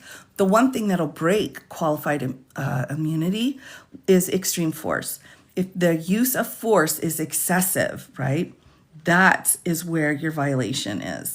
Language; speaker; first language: English; native; English